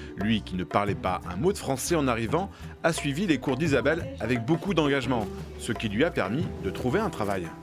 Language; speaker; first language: French; native; French